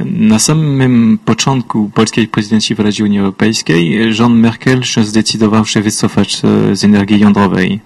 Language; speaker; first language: Polish; non-native, fluent; French